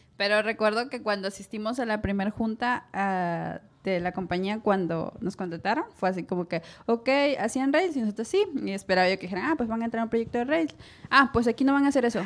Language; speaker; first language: Spanish; native; Spanish